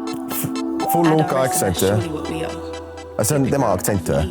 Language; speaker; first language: Estonian; native; Estonian